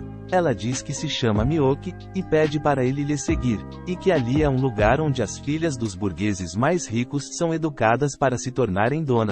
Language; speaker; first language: Portuguese; native; Portuguese